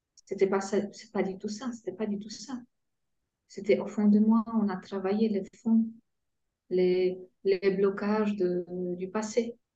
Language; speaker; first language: French; non-native, fluent; Polish